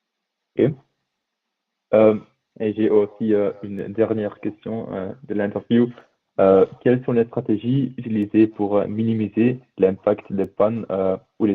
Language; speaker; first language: French; non-native, local second language; Dutch